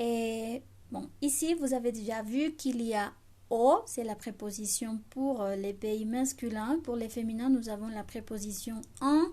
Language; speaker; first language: French; non-native, fluent; Spanish